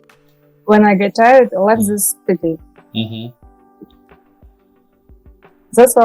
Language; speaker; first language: English; non-native, learner; Russian